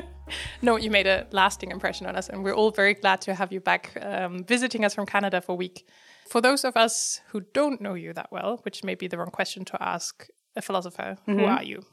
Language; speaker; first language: English; non-native, fluent; German